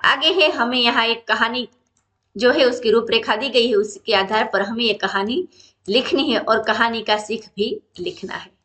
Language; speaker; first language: Hindi; non-native, local second language; Gujarati